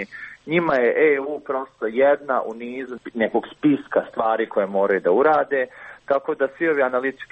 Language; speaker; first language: Croatian; native; Croatian